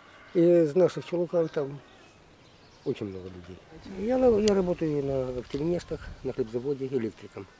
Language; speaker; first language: Russian; non-native, local second language; Romanian